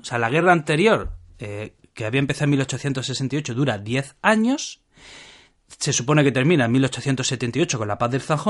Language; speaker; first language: Spanish; native; Spanish